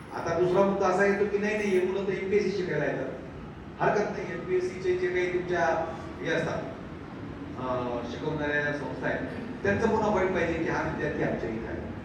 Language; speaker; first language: Marathi; native; Marathi